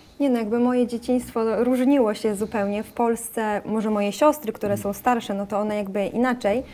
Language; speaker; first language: Polish; native; Polish